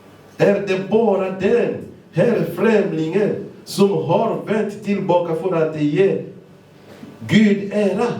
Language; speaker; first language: Swedish; non-native, fluent; Lingala